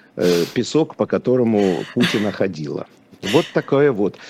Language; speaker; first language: Russian; non-native, local second language; Polish